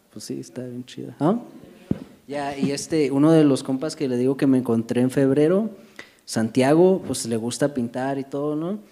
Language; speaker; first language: Spanish; early bilingual, heritage; Spanish